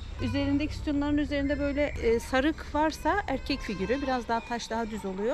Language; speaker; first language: Turkish; native; Turkish